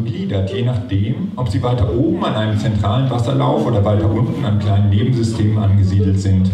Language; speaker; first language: German; native; German